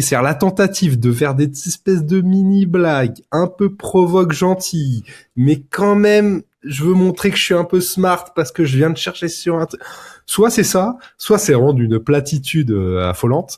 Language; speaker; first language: French; native; French